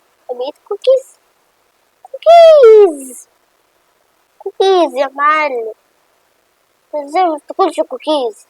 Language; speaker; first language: Arabic; native; Arabic